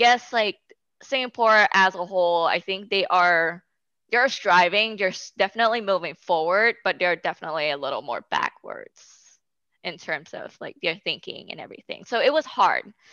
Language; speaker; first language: English; native; English